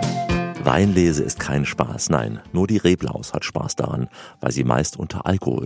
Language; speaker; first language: German; native; German